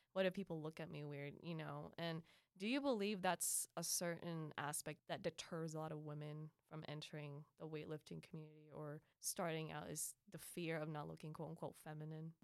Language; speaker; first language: English; early bilingual, other home language; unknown